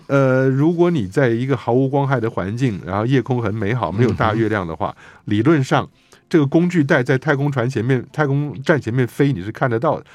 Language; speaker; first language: Chinese; native; Chinese